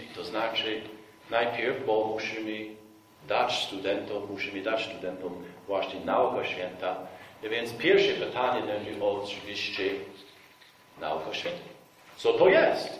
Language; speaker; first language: Polish; non-native, fluent; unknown